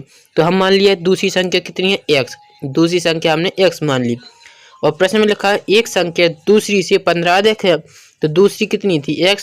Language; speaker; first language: Hindi; native; Hindi